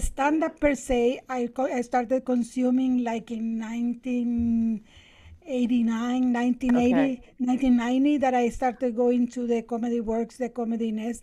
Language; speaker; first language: English; non-native, fluent; Spanish